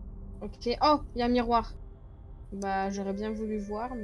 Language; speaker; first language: French; native; French